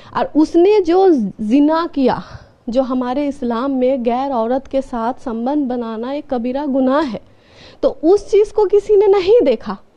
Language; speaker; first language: Hindi; non-native, local second language; Bangla